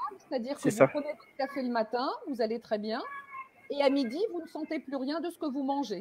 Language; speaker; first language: French; native; French